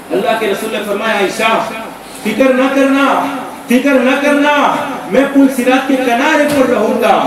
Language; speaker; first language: Hindi; non-native, local second language; Gujarati